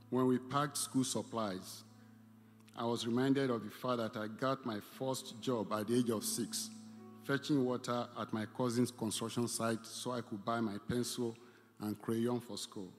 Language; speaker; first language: English; non-native, local second language; Igbo